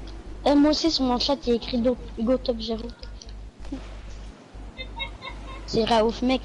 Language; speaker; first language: French; native; French